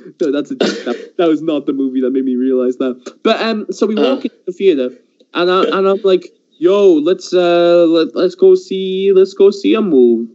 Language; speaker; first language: English; early bilingual, other home language; Persian